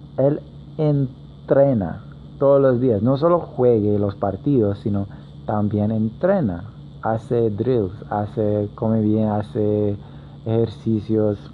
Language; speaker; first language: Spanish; non-native, learner; English